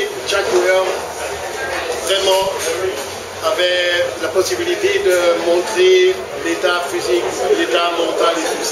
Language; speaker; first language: French; non-native, fluent; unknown